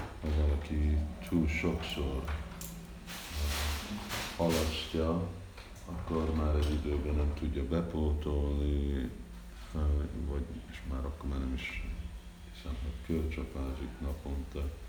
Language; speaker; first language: Hungarian; early bilingual, heritage; Hungarian